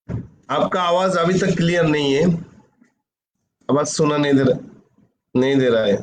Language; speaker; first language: Hindi; non-native, learner; Bangla